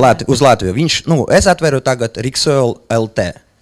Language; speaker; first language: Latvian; non-native, local second language; Russian